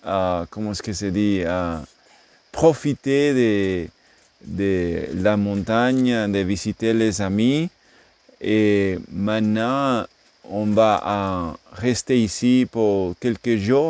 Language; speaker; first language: French; non-native, learner; English